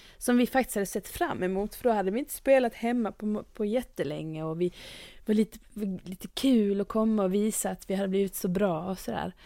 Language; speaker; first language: Swedish; native; Swedish